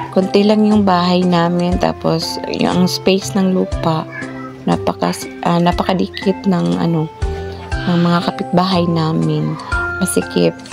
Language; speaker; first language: Filipino; non-native, local second language; Cebuano